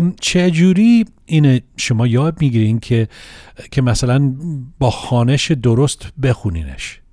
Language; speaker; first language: Persian; early bilingual, heritage; Persian